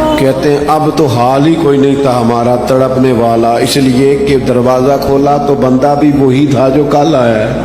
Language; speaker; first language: Urdu; non-native, local second language; Punjabi